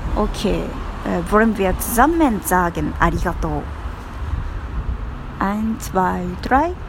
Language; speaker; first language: German; non-native, learner; Japanese